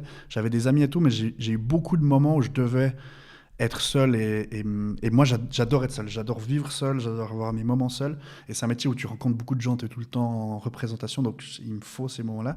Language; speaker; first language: French; native; French